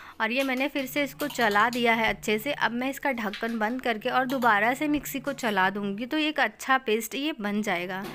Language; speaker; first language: Hindi; native; Hindi